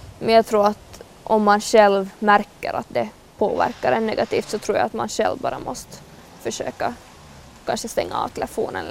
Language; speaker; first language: Swedish; native; Swedish